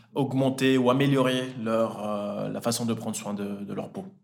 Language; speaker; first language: French; early bilingual, other home language; Italian